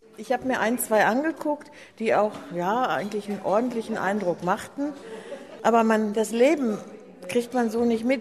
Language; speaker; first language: German; native; German